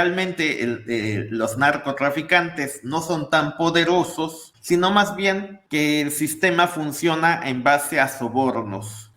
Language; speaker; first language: Spanish; native; Spanish